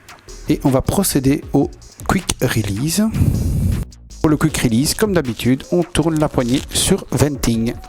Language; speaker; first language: French; native; French